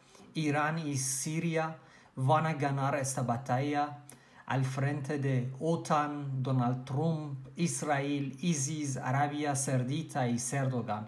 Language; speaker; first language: Spanish; non-native, learner; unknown